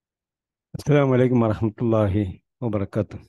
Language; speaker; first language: Arabic; non-native, fluent; Malayalam